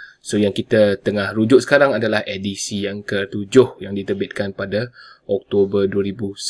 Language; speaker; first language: Malay; non-native, local second language; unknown